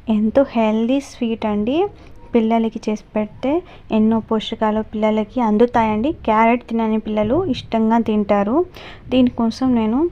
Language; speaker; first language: Telugu; non-native, local second language; Urdu